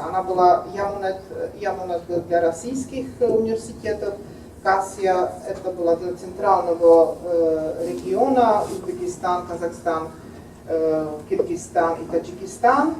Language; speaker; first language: Russian; non-native, fluent; Czech